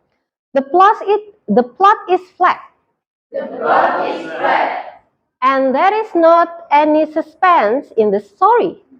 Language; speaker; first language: English; non-native, fluent; Indonesian